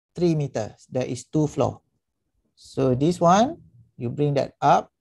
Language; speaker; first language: English; non-native, local second language; Malay